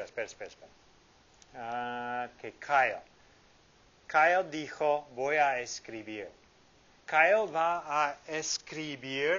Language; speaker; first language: Spanish; non-native, fluent; English